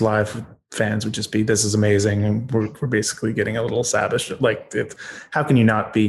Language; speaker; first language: English; native; English